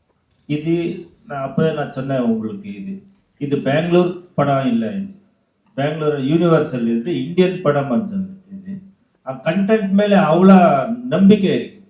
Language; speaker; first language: Tamil; non-native, learner; Kannada